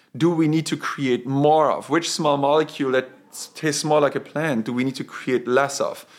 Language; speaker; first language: English; non-native, fluent; German